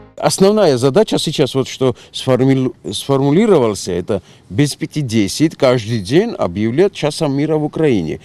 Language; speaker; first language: Russian; non-native, local second language; Georgian